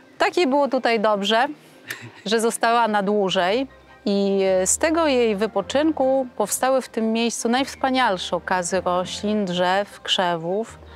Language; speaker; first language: Polish; native; Polish